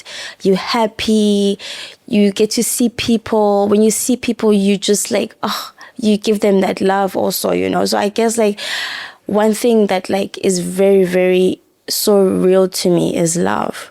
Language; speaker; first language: English; non-native, local second language; Zulu